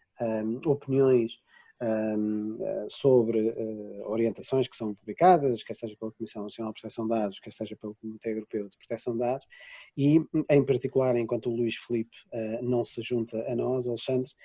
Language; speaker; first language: Portuguese; native; Portuguese